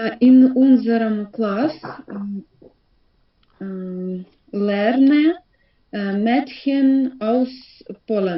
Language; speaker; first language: German; non-native, learner; Ukrainian